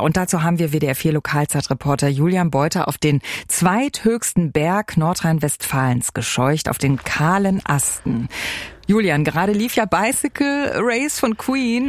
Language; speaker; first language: German; native; German